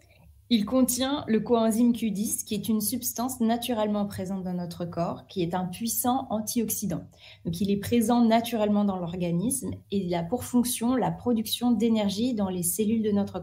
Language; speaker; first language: French; native; French